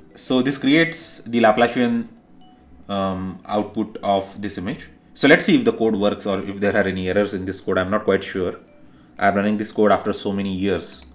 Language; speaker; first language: English; non-native, local second language; Marathi